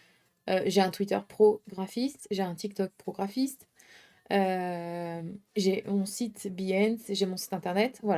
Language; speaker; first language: French; native; French